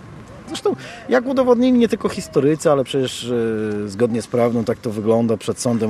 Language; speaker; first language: Polish; native; Polish